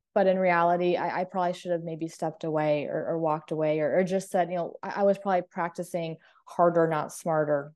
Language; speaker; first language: English; native; English